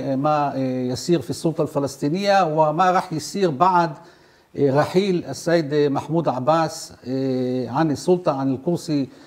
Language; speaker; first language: Arabic; non-native, local second language; Hebrew